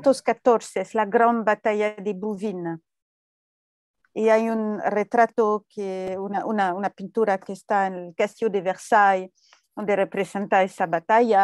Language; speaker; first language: Spanish; non-native, fluent; French